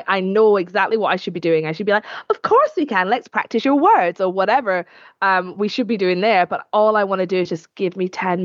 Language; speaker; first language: English; native; English